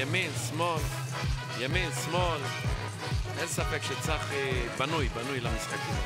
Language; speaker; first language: Hebrew; native; Hebrew